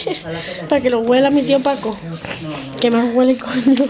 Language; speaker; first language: Spanish; native; Spanish